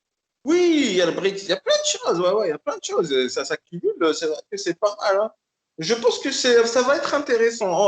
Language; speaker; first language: French; native; French